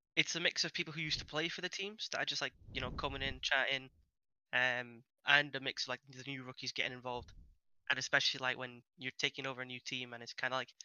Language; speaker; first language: English; non-native, fluent; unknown